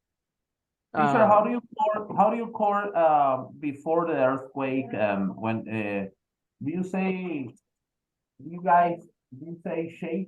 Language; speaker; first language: English; non-native, fluent; Spanish